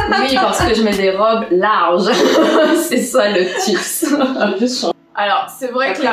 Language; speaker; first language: French; native; French